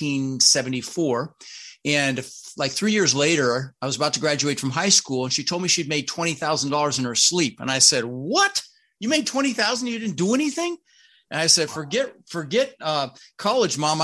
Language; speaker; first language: English; early bilingual, other home language; Dutch